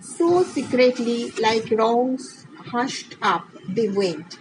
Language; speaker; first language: English; non-native, local second language; Bangla